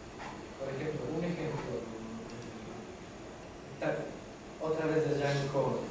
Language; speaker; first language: Spanish; non-native, fluent; Greek